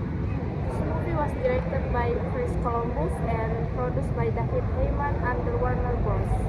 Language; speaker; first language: English; non-native, learner; Indonesian